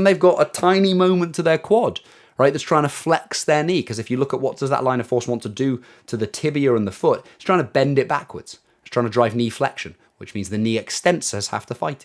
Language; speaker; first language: English; native; English